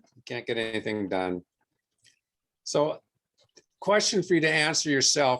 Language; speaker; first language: English; native; English